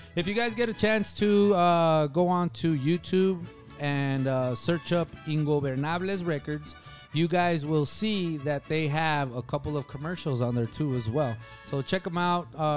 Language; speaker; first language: English; early bilingual, other home language; Spanish